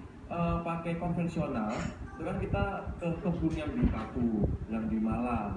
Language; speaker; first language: Indonesian; native; Indonesian